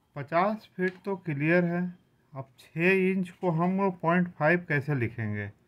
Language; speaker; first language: Hindi; native; Hindi